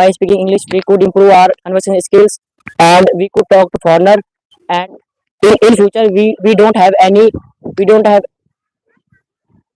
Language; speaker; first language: English; non-native, learner; Hindi